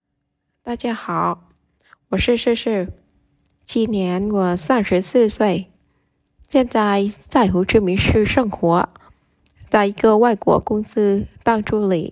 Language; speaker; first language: Chinese; non-native, learner; Vietnamese